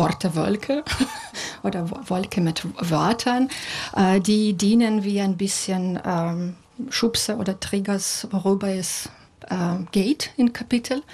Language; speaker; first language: German; non-native, fluent; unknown